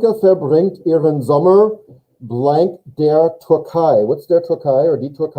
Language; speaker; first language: German; non-native, fluent; English